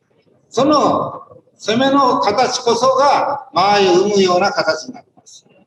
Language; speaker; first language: Japanese; native; Japanese